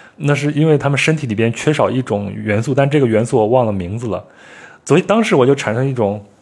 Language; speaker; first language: Chinese; native; Chinese